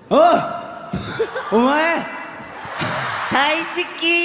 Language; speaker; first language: Japanese; non-native, learner; Korean